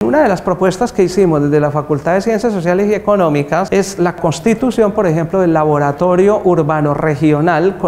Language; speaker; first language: Spanish; native; Spanish